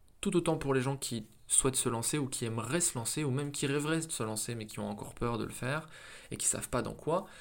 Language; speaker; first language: French; native; French